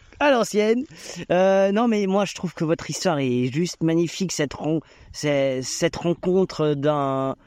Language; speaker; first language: French; native; French